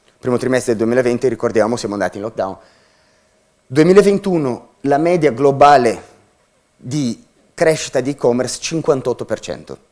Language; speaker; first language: Italian; non-native, fluent; Portuguese